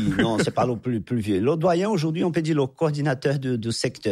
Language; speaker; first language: French; non-native, fluent; Portuguese